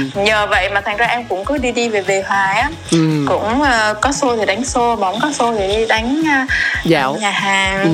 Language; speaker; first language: Vietnamese; native; Vietnamese